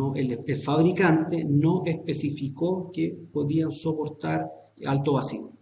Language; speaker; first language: Spanish; native; Spanish